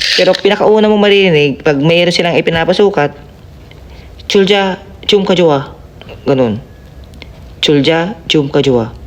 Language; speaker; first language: Filipino; native; Filipino